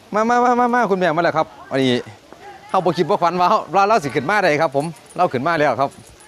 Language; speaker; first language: Thai; native; Thai